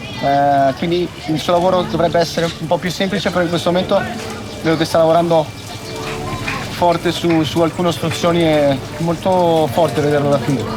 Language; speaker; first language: Italian; native; Italian